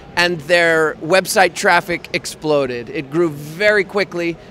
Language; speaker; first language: English; native; English